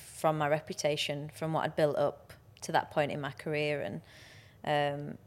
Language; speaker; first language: English; native; English